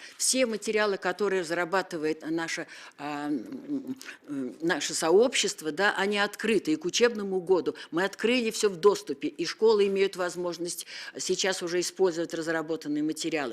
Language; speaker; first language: Russian; native; Russian